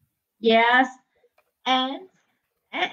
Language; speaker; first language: English; non-native, learner; Vietnamese